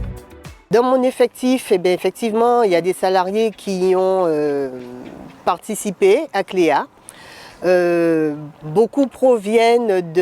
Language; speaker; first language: French; native; French